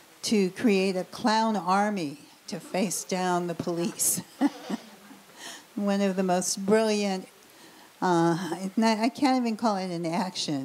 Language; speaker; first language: English; native; English